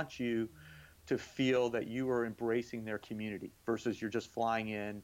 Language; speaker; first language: English; native; English